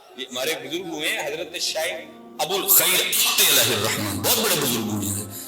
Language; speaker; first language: Urdu; non-native, local second language; Punjabi